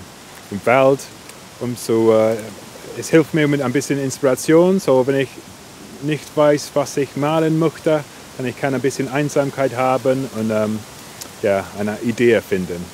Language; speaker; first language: German; non-native, fluent; English